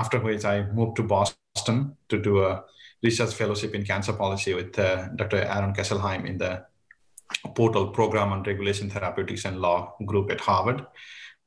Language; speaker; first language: English; non-native, local second language; Nepali